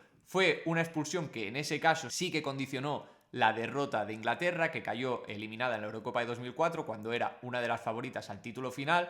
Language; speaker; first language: Spanish; native; Spanish